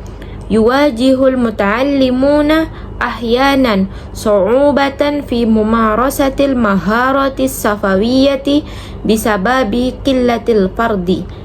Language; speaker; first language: Arabic; non-native, learner; Indonesian